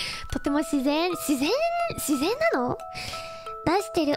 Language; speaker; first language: Japanese; non-native, fluent; English